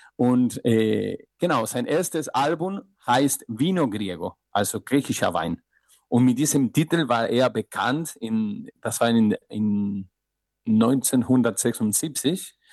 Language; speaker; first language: German; non-native, fluent; Spanish